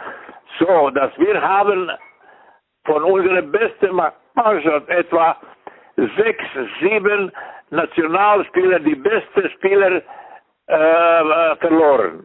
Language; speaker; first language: German; non-native, fluent; Serbian